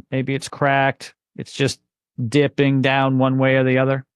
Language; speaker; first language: English; native; English